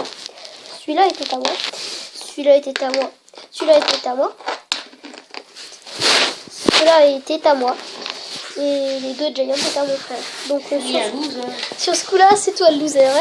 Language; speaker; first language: French; native; French